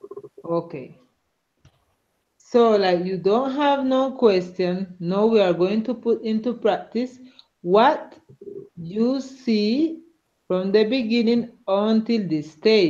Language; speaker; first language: English; non-native, learner; Spanish